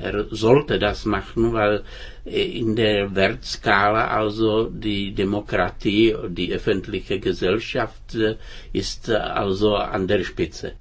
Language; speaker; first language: German; non-native, fluent; Czech